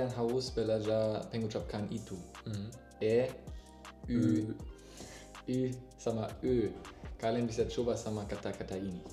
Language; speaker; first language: Indonesian; non-native, learner; German